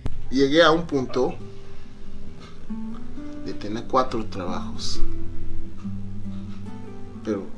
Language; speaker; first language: Spanish; non-native, fluent; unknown